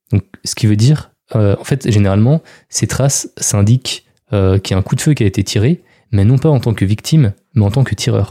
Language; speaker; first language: French; native; French